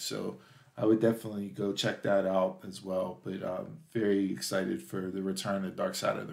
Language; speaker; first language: English; native; English